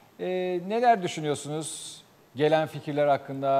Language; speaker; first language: Turkish; native; Turkish